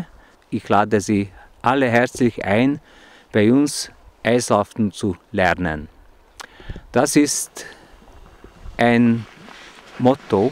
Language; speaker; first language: German; non-native, fluent; Hungarian